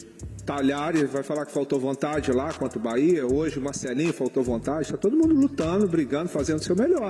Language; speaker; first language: Portuguese; native; Portuguese